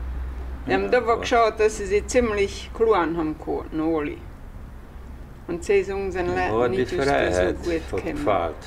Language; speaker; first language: German; early bilingual, heritage; German